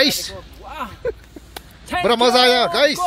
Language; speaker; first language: Hindi; non-native, local second language; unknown